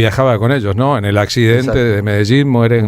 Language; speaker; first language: Spanish; native; Spanish